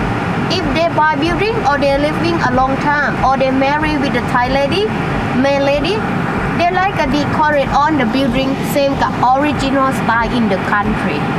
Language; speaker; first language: English; non-native, learner; Thai